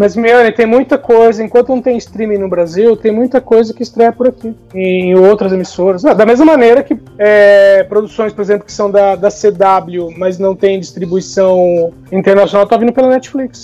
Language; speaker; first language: Portuguese; native; Portuguese